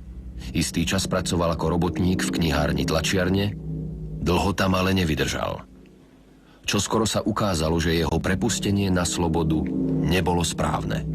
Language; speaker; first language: Slovak; native; Slovak